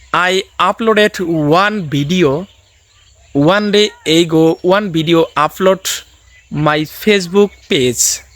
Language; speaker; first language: English; non-native, learner; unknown